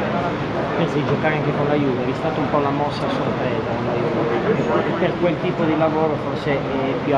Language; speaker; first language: Italian; native; Italian